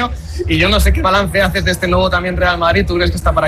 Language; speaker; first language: Spanish; native; Spanish